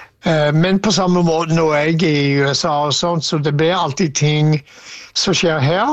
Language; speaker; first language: Norwegian; non-native, fluent; English